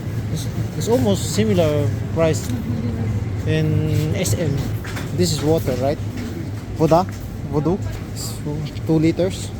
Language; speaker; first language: English; non-native, learner; Filipino